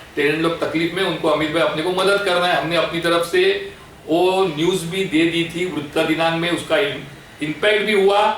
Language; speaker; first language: Hindi; non-native, local second language; Marathi